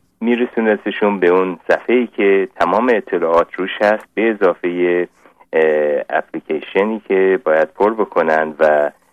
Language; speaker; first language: Persian; native; Persian